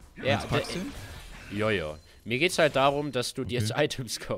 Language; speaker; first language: German; native; German